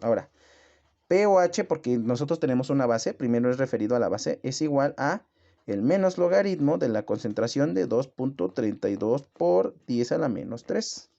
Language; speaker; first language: Spanish; native; Spanish